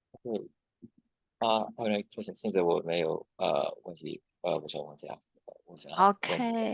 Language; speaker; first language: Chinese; non-native, learner; Japanese